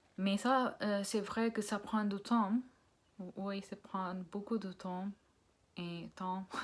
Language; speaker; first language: French; non-native, learner; Punjabi